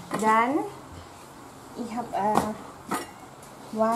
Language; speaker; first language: German; non-native, learner; Thai